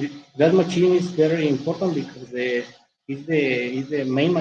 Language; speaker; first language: English; non-native, learner; Spanish